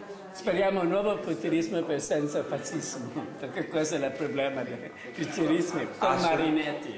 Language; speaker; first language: Italian; non-native, learner; English